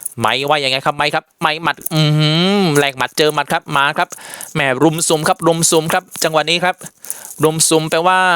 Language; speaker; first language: Thai; native; Thai